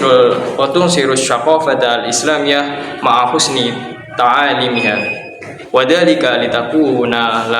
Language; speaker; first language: Arabic; non-native, learner; Indonesian